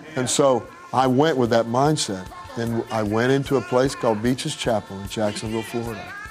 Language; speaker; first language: English; native; English